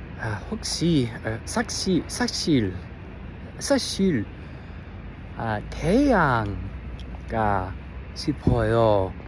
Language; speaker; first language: Korean; non-native, learner; English